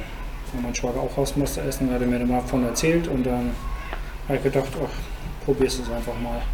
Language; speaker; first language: German; native; German